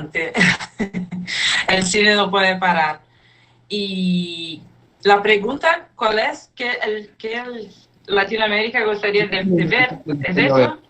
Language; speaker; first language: Spanish; non-native, fluent; Portuguese